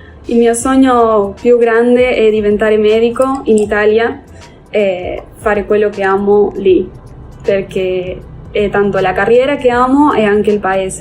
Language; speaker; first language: Italian; non-native, fluent; Spanish